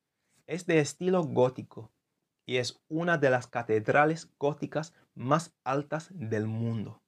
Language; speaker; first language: Spanish; non-native, fluent; English